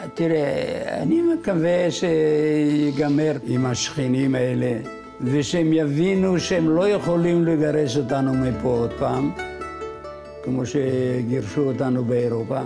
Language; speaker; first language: Hebrew; non-native, fluent; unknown